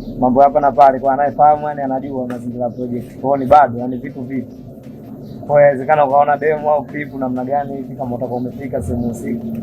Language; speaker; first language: Swahili; native; Swahili